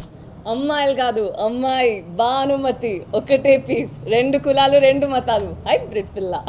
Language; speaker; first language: Telugu; non-native, learner; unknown